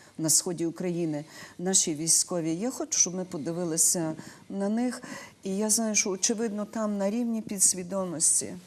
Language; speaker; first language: Ukrainian; native; Ukrainian